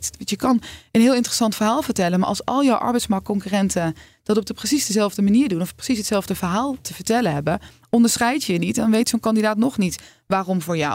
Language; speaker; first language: Dutch; native; Dutch